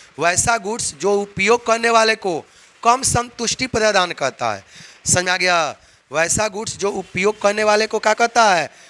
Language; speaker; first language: Hindi; native; Hindi